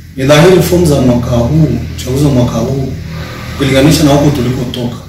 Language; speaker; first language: Swahili; non-native, local second language; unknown